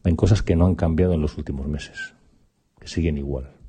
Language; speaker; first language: Spanish; native; Spanish